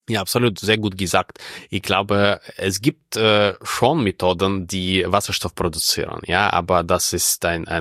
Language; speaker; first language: German; non-native, fluent; Russian